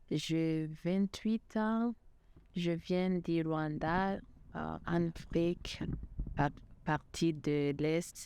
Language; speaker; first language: French; non-native, local second language; Kinyarwanda